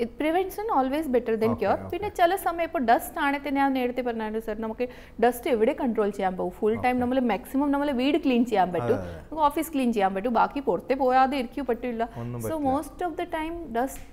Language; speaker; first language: Malayalam; non-native, fluent; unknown